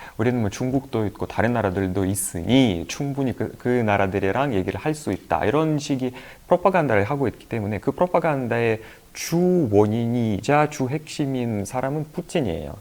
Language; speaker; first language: Korean; non-native, fluent; Russian